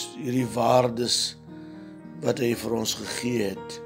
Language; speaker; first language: English; non-native, local second language; Afrikaans